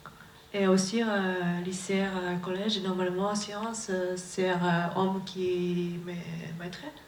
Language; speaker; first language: French; non-native, learner; Japanese